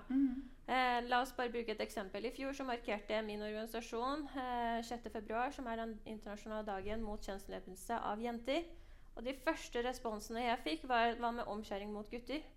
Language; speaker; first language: Norwegian; early bilingual, other home language; Persian